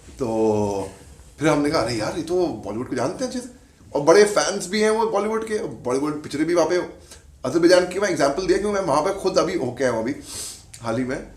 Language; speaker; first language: Hindi; native; Hindi